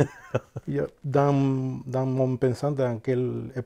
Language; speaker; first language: French; non-native, fluent; Spanish